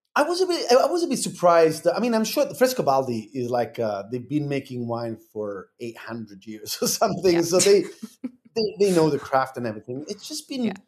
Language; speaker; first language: English; non-native, fluent; Italian